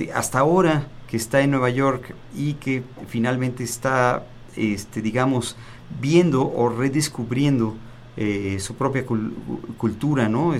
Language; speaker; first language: Spanish; native; Spanish